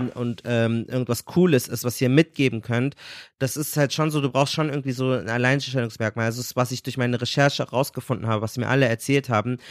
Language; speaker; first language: German; native; German